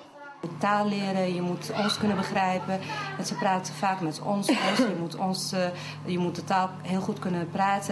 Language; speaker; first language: Dutch; early bilingual, other home language; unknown